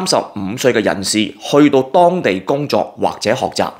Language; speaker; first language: Cantonese; native; Cantonese